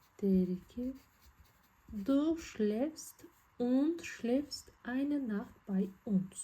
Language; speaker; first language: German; non-native, fluent; Azerbaijani